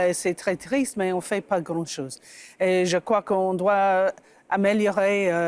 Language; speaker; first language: French; non-native, fluent; English